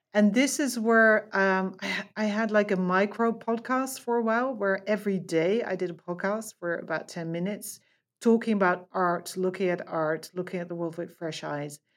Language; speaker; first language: English; non-native, fluent; Dutch